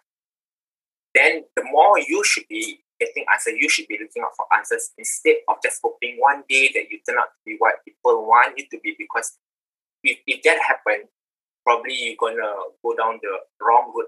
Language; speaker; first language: English; non-native, local second language; Malay